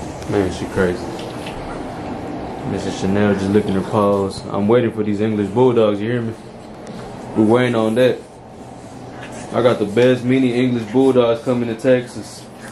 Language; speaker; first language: English; early bilingual, other home language; Spanish